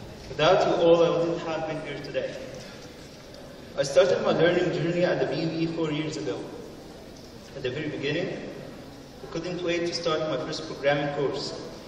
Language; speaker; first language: English; non-native, fluent; Arabic